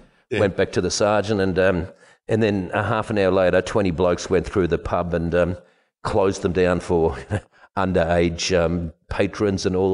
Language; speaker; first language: English; non-native, fluent; German